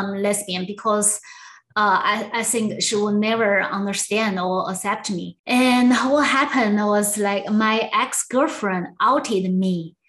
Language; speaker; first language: English; non-native, learner; Chinese